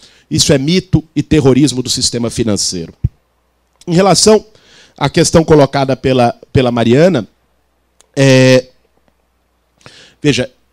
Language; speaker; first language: Portuguese; native; Portuguese